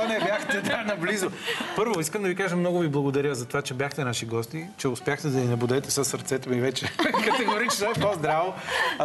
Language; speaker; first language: Bulgarian; native; Bulgarian